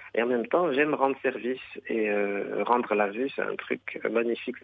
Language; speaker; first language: French; non-native, local second language; Arabic